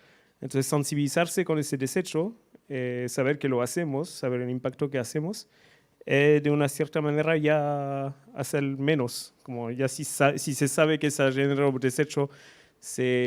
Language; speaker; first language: Spanish; non-native, fluent; French